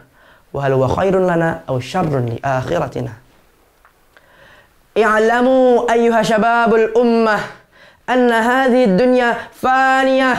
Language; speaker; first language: Arabic; non-native, learner; Indonesian